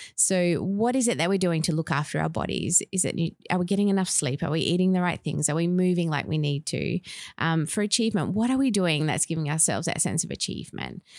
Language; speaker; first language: English; native; English